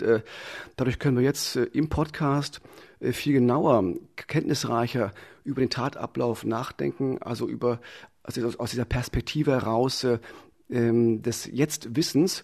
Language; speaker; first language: German; native; German